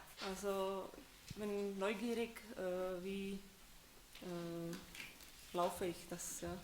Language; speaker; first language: German; non-native, learner; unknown